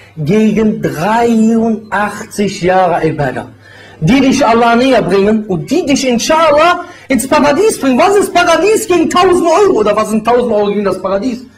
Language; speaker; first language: German; early bilingual, other home language; Bosnian